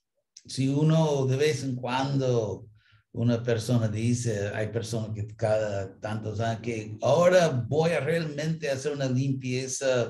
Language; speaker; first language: Spanish; non-native, fluent; English